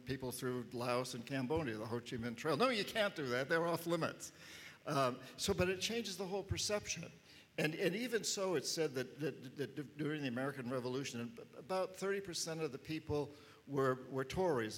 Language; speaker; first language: English; native; English